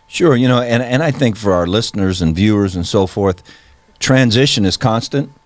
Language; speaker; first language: English; native; English